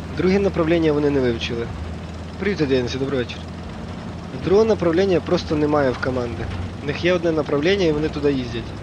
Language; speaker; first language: Ukrainian; native; Ukrainian